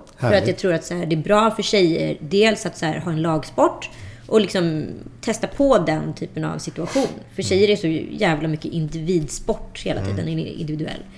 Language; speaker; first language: Swedish; native; Swedish